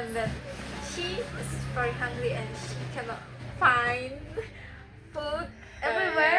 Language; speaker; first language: English; non-native, learner; Indonesian